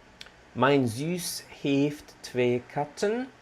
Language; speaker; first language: Dutch; non-native, learner; Italian